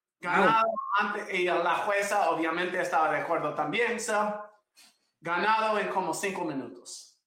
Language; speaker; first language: Spanish; non-native, fluent; English